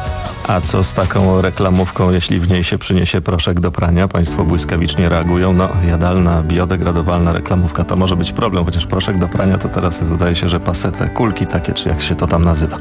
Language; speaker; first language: Polish; native; Polish